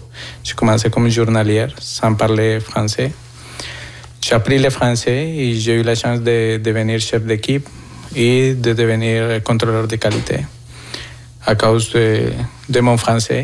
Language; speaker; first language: French; non-native, fluent; Spanish